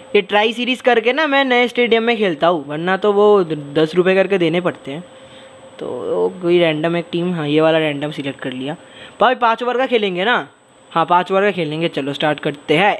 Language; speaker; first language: Hindi; non-native, local second language; Bangla